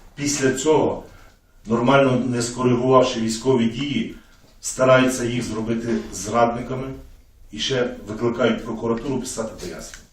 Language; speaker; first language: Ukrainian; native; Ukrainian